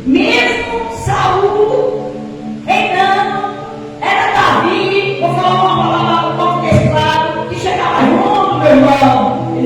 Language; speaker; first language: Portuguese; native; Portuguese